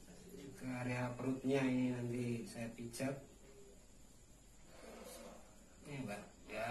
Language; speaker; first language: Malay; non-native, local second language; Javanese